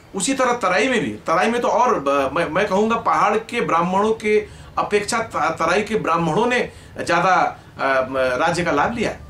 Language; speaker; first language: Hindi; non-native, fluent; Eastern Tamang